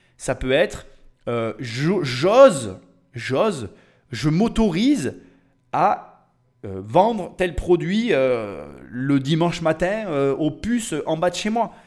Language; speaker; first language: French; native; French